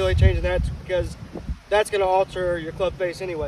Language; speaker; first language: English; native; English